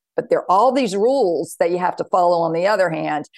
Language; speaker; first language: English; native; English